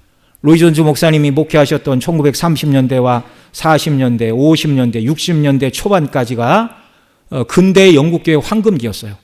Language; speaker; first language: Korean; native; Korean